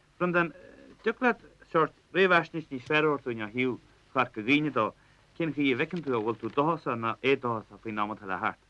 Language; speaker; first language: Irish; native; Irish